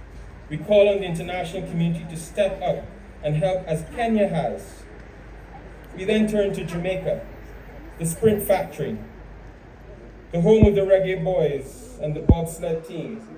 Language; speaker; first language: English; native; English